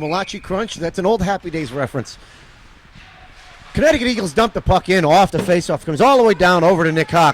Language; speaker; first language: English; native; English